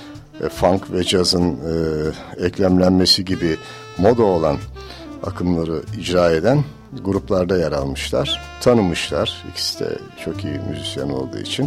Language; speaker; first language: Turkish; native; Turkish